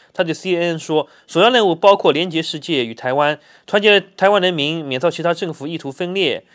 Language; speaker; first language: Chinese; native; Chinese